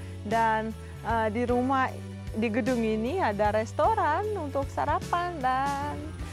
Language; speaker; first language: Indonesian; non-native, fluent; Russian